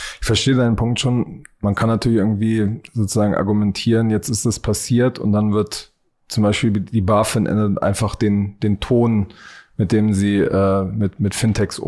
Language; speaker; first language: German; native; German